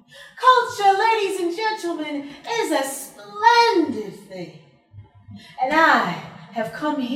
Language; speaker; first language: English; native; English